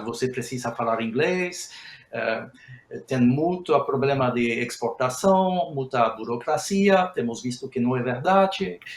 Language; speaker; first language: Portuguese; non-native, fluent; Spanish